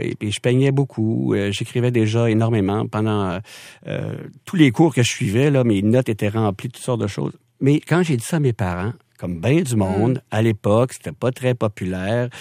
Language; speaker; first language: French; native; French